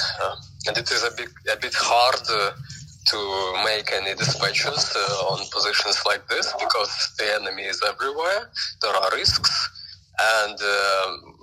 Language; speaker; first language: English; non-native, fluent; Ukrainian